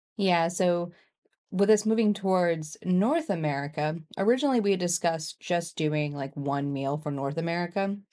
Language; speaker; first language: English; native; English